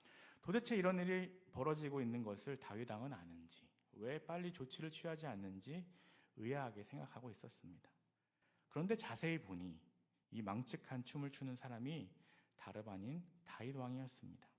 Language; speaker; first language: Korean; native; Korean